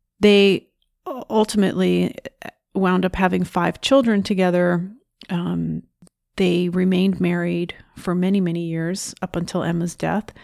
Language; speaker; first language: English; native; English